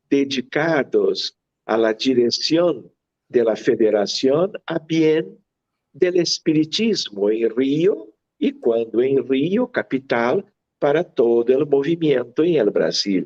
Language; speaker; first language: Spanish; non-native, fluent; Portuguese